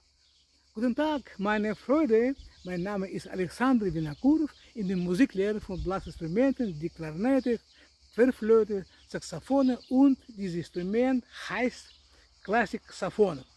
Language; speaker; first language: German; non-native, learner; Russian